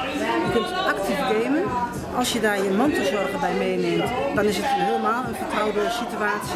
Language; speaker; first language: Dutch; native; Dutch